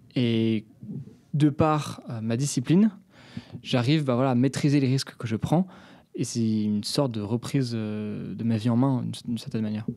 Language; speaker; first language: French; native; French